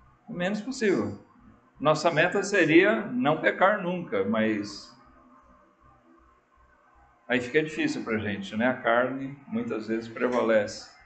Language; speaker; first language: Portuguese; native; Portuguese